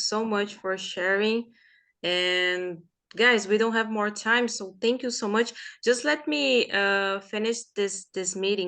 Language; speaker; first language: English; non-native, fluent; Portuguese